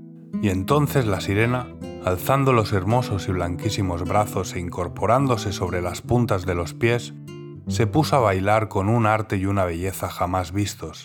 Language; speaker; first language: Spanish; native; Spanish